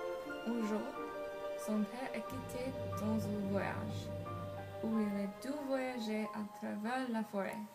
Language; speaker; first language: French; non-native, learner; English